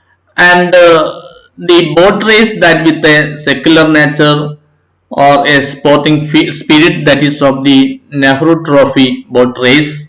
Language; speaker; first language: English; non-native, local second language; Malayalam